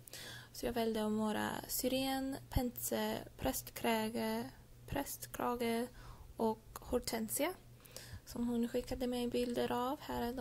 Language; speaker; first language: Swedish; early bilingual, heritage; English